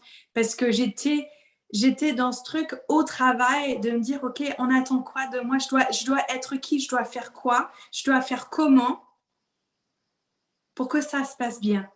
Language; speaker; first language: French; native; French